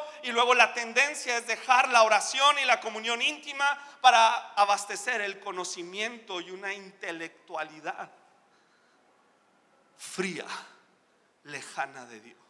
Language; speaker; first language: Spanish; native; Spanish